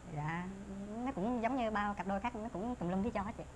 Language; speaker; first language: Vietnamese; native; Vietnamese